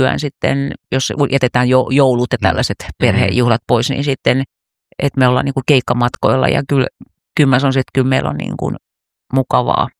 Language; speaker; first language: Finnish; native; Finnish